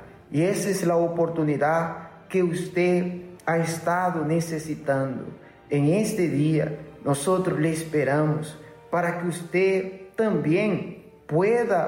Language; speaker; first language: Spanish; non-native, fluent; Portuguese